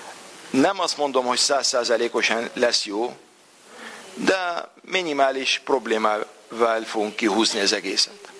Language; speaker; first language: Hungarian; non-native, fluent; Arabic